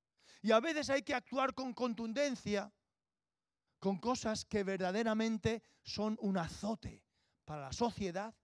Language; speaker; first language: Spanish; native; Spanish